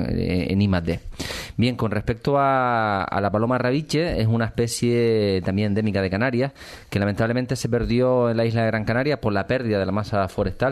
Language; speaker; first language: Spanish; native; Spanish